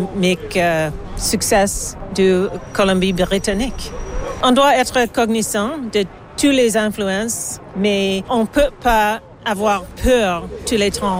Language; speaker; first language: French; non-native, learner; English